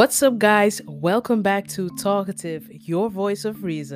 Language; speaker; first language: English; non-native, fluent; Dutch